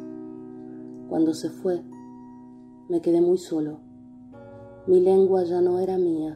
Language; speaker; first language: Spanish; native; Spanish